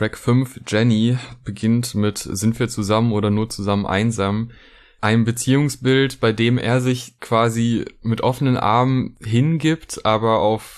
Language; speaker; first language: German; native; German